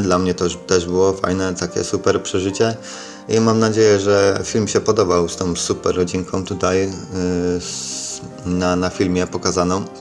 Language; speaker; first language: Polish; native; Polish